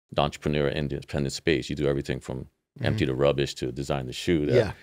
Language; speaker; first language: English; native; English